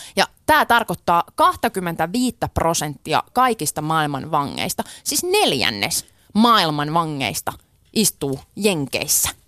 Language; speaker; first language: Finnish; native; Finnish